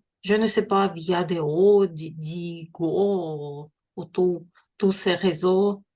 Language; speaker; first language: French; non-native, learner; Russian